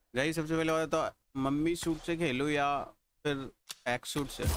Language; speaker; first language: Hindi; native; Hindi